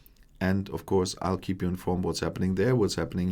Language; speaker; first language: English; non-native, fluent; German